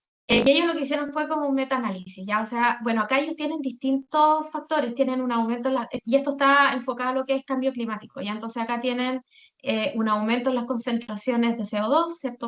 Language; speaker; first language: Spanish; native; Spanish